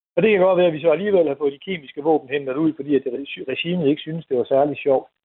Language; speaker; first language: Danish; native; Danish